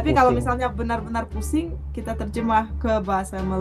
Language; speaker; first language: Indonesian; non-native, fluent; Russian